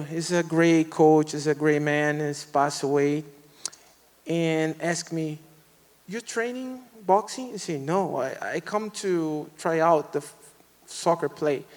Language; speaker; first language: English; non-native, learner; Portuguese